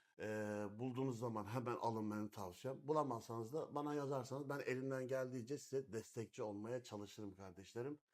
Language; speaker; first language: Turkish; native; Turkish